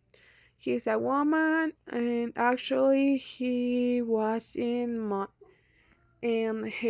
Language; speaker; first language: English; non-native, learner; Spanish